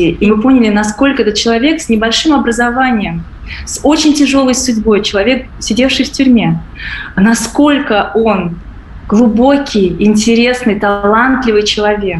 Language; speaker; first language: Russian; native; Russian